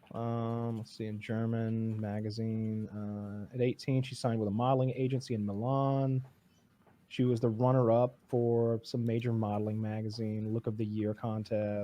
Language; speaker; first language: English; native; English